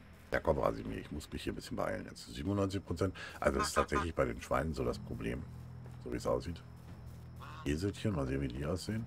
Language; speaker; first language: German; native; German